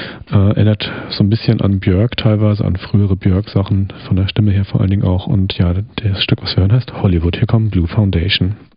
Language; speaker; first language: German; native; German